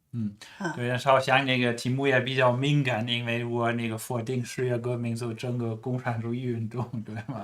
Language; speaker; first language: Chinese; non-native, fluent; German